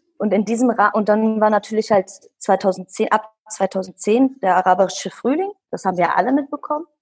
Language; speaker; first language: German; early bilingual, other home language; Kurdish